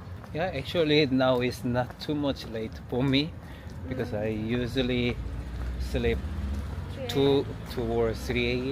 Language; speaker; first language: English; non-native, learner; Korean